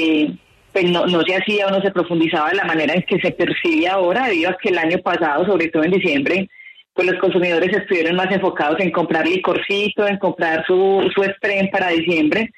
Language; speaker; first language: Spanish; native; Spanish